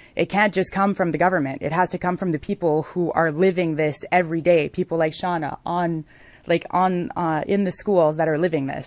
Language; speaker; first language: English; non-native, local second language; French